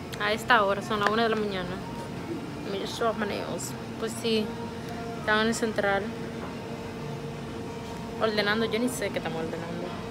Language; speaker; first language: Spanish; early bilingual, heritage; Spanish